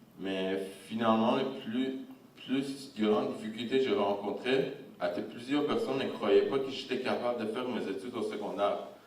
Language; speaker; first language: French; non-native, fluent; Persian